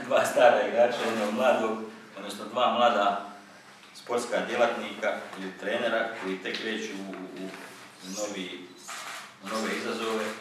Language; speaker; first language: Croatian; native; Croatian